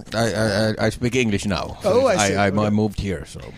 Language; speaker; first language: English; non-native, fluent; Finnish